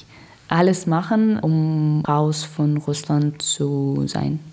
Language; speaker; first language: German; non-native, learner; Russian